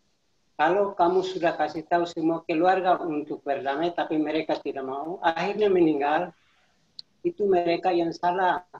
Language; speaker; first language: Indonesian; non-native, local second language; Tetum